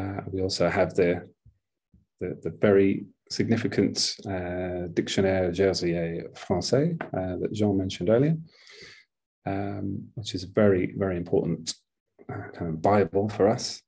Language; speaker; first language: English; native; English